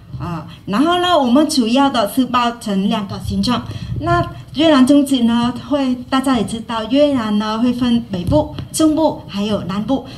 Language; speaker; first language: Chinese; non-native, fluent; Vietnamese